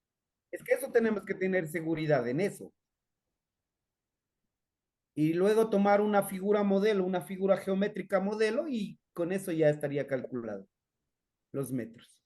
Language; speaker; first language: Spanish; native; Spanish